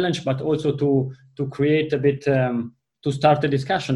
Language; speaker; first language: English; non-native, fluent; Italian